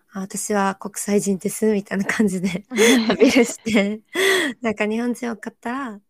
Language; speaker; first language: Japanese; early bilingual, other home language; Korean